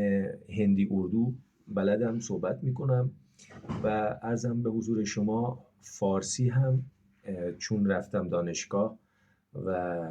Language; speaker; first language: Persian; non-native, fluent; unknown